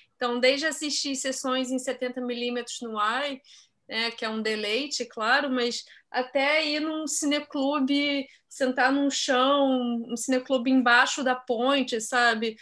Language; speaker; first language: Portuguese; native; Portuguese